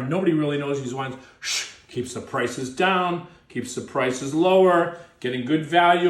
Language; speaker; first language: English; native; English